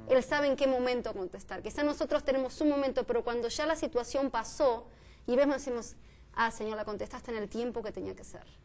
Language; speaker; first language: Spanish; native; Spanish